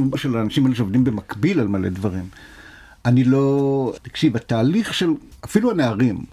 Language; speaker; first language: Hebrew; native; Hebrew